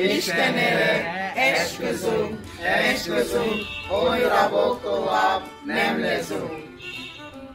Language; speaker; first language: Hungarian; non-native, learner; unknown